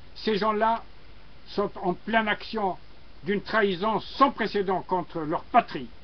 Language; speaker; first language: French; non-native, local second language; Arabic